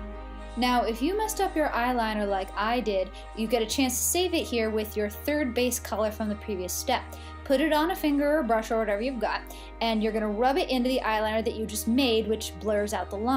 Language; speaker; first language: English; native; English